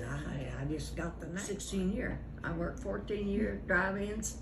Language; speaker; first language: English; native; English